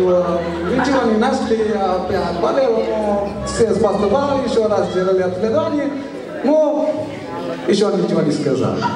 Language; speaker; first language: Russian; non-native, learner; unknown